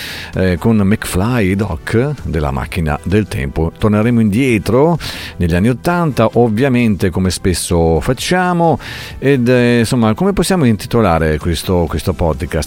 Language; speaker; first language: Italian; native; Italian